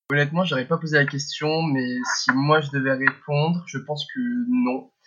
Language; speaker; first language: French; early bilingual, heritage; French